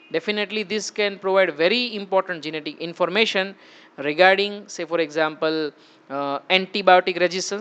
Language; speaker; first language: English; non-native, local second language; Gujarati